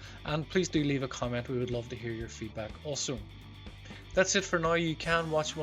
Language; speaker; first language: English; native; English